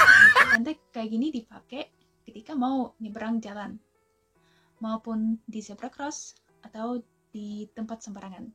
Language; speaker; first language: Indonesian; non-native, fluent; Russian